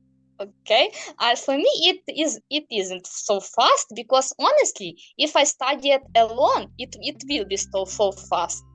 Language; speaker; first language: English; non-native, learner; Ukrainian